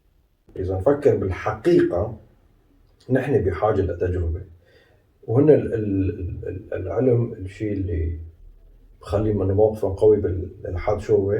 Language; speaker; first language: Arabic; native; Arabic